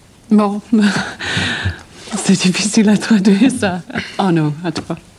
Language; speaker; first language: French; native; French